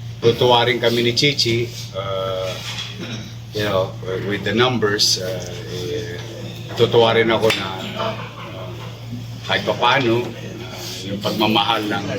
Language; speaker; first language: Filipino; native; Filipino